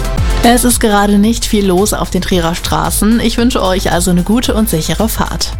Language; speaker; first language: German; native; German